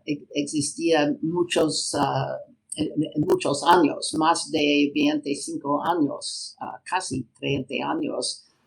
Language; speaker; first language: Spanish; non-native, learner; English